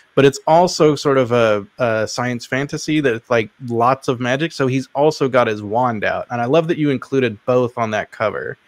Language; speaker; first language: English; native; English